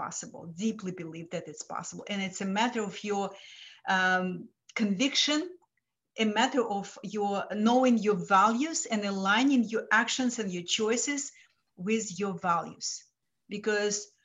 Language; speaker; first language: English; non-native, fluent; Lithuanian